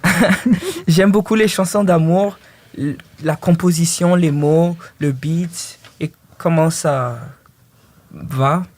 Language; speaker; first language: French; early bilingual, other home language; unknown